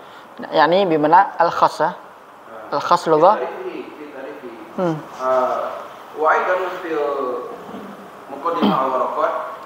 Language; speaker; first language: Arabic; non-native, fluent; Indonesian